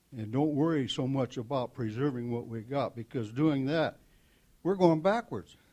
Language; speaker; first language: English; native; English